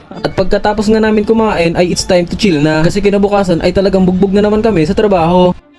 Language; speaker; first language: Filipino; non-native, local second language; Bikol